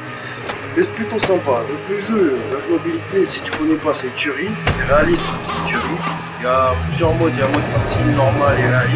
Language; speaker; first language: French; native; French